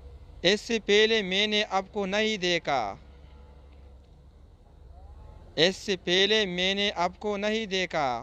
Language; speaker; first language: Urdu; non-native, fluent; Pashto